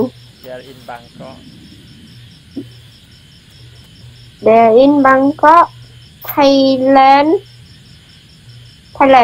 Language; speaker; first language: English; non-native, learner; Khmer